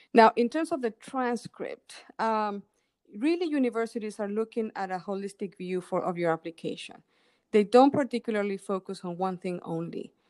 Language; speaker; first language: English; non-native, fluent; Spanish